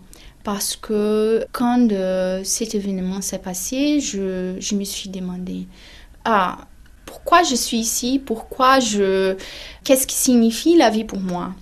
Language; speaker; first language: French; non-native, fluent; Portuguese